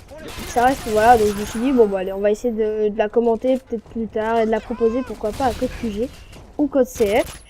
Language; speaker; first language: French; native; French